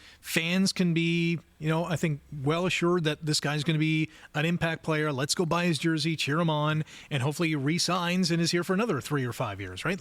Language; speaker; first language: English; native; English